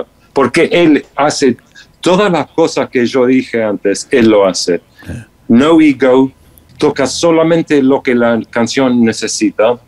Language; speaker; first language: Spanish; non-native, fluent; English